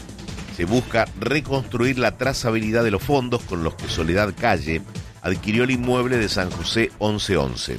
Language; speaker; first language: Spanish; native; Spanish